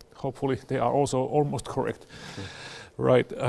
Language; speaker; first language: English; non-native, fluent; Finnish